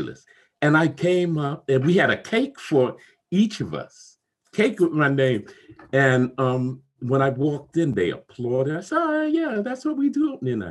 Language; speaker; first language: English; native; English